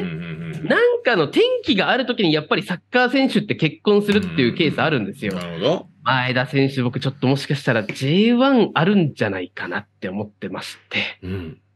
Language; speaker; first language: Japanese; native; Japanese